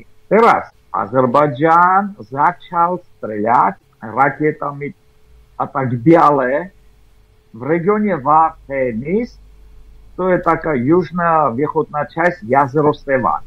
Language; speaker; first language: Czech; non-native, fluent; Armenian